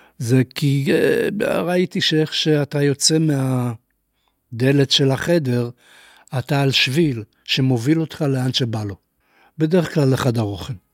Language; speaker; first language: Hebrew; non-native, fluent; Polish